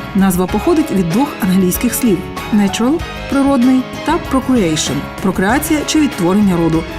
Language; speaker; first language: Ukrainian; native; Ukrainian